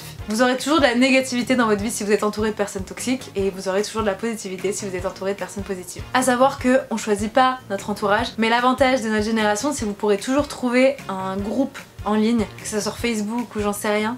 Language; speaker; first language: French; native; French